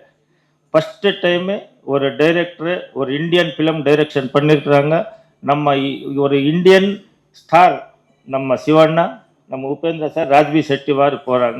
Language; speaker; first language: Tamil; non-native, learner; Kannada